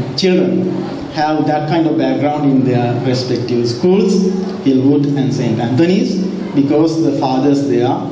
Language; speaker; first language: English; non-native, local second language; Sinhala